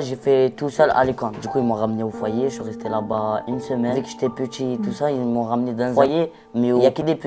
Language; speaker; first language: French; non-native, local second language; Arabic